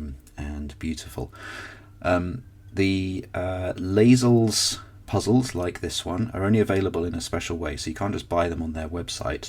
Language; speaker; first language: English; native; English